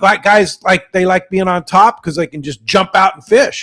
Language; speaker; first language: English; native; English